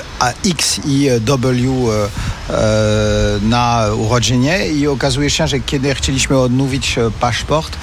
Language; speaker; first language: Polish; non-native, fluent; French